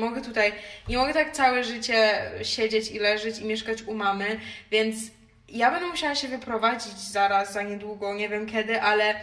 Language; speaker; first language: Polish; early bilingual, heritage; Polish